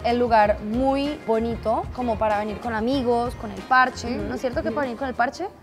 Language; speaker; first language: Spanish; native; Spanish